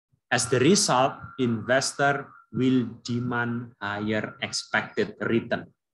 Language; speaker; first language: English; non-native, fluent; Indonesian